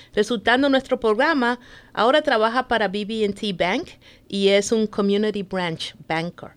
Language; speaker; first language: Spanish; native; Spanish